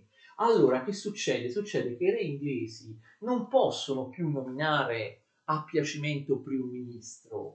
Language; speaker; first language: Italian; native; Italian